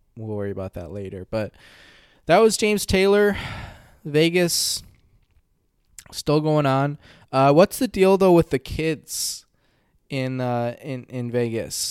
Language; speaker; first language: English; native; English